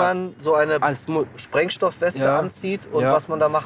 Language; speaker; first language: German; native; German